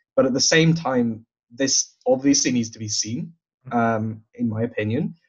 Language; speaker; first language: English; native; English